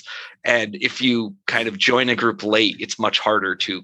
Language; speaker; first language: English; native; English